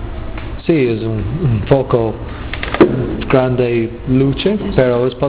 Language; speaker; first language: Spanish; non-native, learner; English